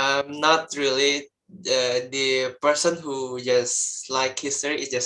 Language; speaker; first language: English; non-native, learner; Indonesian